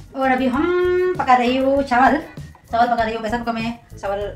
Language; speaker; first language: Hindi; non-native, local second language; Assamese